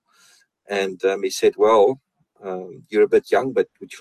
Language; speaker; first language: English; non-native, local second language; Afrikaans